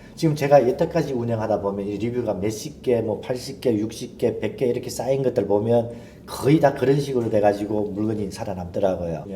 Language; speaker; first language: Korean; early bilingual, heritage; Korean